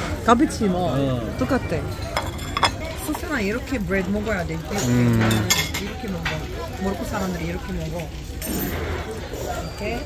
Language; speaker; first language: Korean; non-native, learner; Arabic